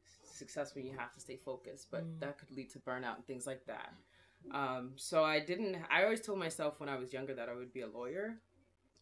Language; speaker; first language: English; native; English